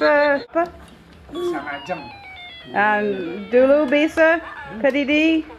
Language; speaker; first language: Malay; non-native, learner; English